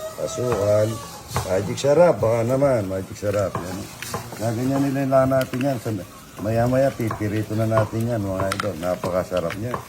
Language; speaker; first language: Filipino; native; Filipino